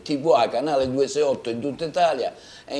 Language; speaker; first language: Italian; native; Italian